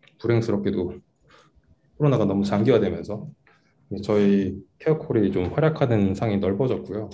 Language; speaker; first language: Korean; native; Korean